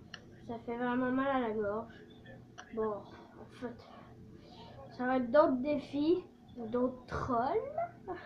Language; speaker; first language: French; native; French